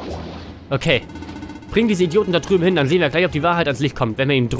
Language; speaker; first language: German; native; German